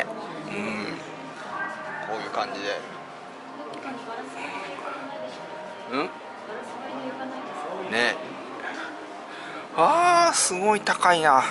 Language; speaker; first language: Japanese; native; Japanese